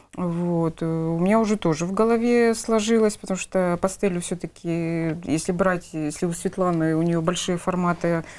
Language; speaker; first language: Russian; native; Russian